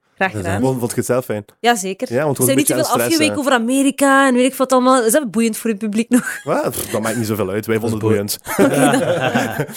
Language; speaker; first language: Dutch; native; Dutch